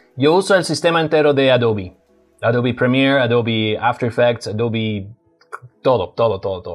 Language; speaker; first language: Spanish; non-native, fluent; German